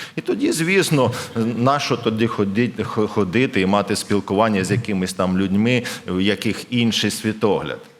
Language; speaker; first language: Ukrainian; non-native, local second language; Russian